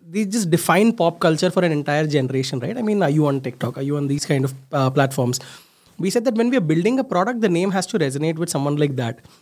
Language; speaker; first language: English; non-native, local second language; Hindi